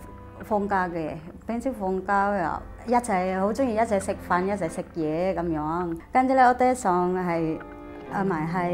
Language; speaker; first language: Chinese; non-native, fluent; Indonesian